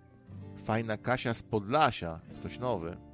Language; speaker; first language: Polish; native; Polish